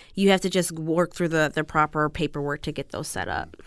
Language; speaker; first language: English; native; English